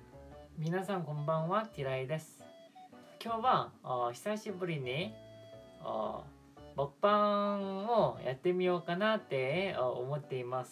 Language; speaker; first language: Japanese; non-native, fluent; Korean